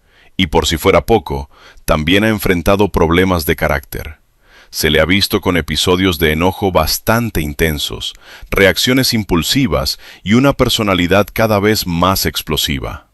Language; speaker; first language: Spanish; native; Spanish